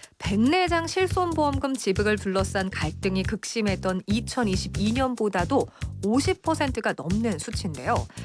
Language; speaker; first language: Korean; native; Korean